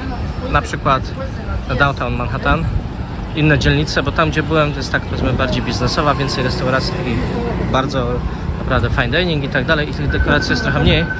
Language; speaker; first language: Polish; native; Polish